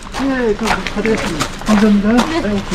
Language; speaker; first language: Korean; native; Korean